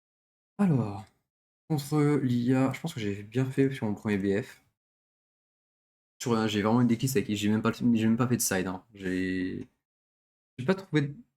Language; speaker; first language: French; native; French